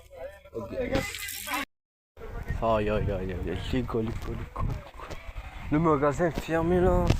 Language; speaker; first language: French; native; French